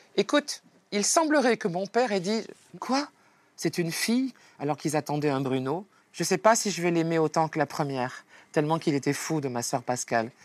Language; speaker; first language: French; native; French